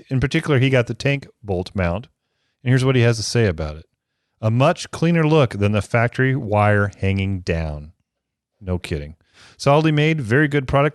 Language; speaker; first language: English; native; English